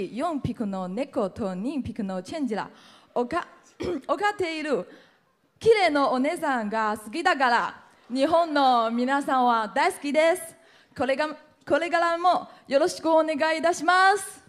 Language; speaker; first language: Japanese; non-native, learner; Chinese